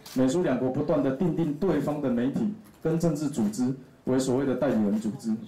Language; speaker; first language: Chinese; non-native, local second language; Min Nan Chinese